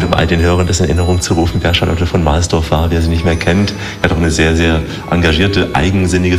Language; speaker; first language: German; native; German